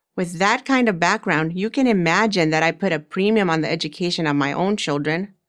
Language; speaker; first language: English; early bilingual, other home language; Spanish